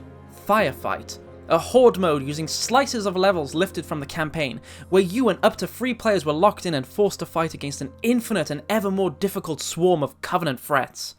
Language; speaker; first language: English; native; English